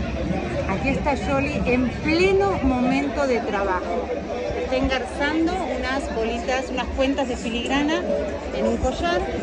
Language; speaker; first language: Spanish; native; Spanish